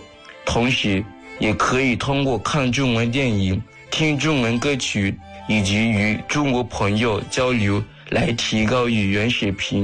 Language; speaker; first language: Chinese; non-native, fluent; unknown